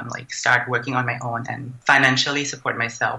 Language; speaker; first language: English; non-native, fluent; Thai